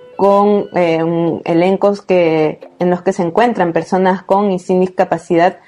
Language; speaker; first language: Spanish; native; Spanish